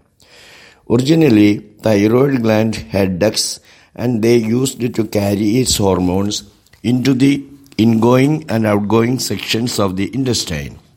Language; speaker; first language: English; non-native, local second language; Malayalam